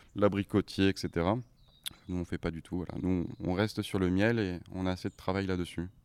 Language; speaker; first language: French; native; French